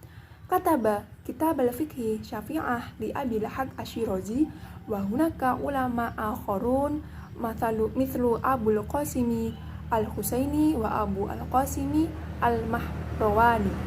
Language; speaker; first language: Arabic; non-native, learner; Indonesian